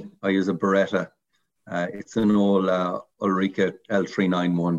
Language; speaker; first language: English; native; English